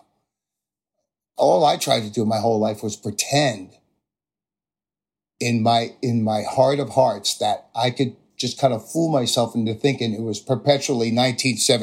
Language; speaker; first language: English; native; English